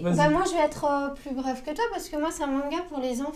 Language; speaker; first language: French; native; French